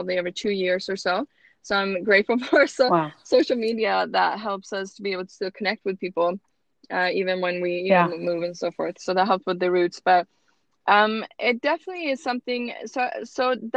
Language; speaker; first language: English; non-native, fluent; Swedish